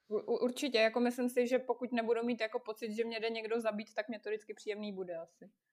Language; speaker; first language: Czech; non-native, fluent; Russian